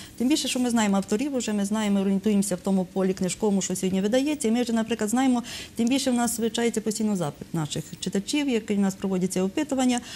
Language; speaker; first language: Ukrainian; native; Ukrainian